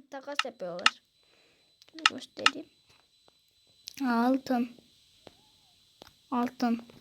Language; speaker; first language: Turkish; native; Turkish